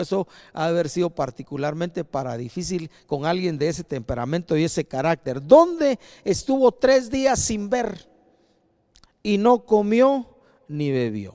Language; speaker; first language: Spanish; native; Spanish